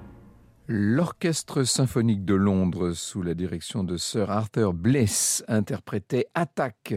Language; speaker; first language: French; native; French